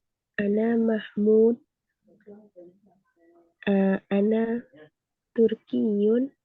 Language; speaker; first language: Arabic; non-native, learner; Indonesian